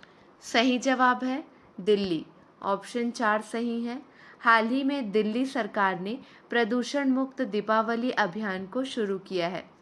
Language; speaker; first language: Hindi; native; Hindi